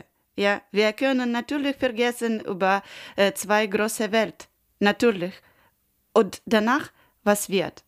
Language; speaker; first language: German; non-native, learner; Ukrainian